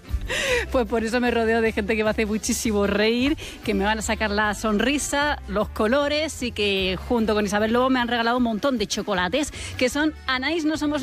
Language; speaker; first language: Spanish; native; Spanish